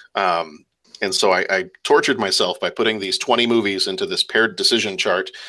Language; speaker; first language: English; native; English